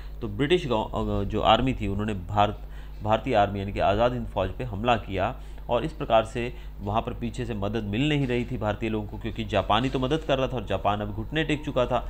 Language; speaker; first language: Hindi; non-native, local second language; Gujarati